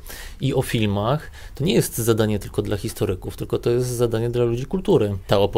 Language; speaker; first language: Polish; native; Polish